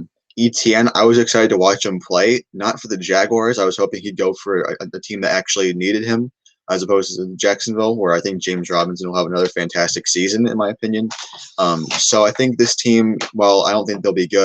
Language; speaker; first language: English; native; English